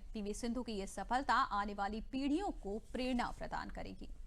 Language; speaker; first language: Hindi; native; Hindi